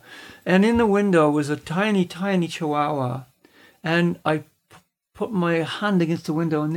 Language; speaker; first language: English; native; English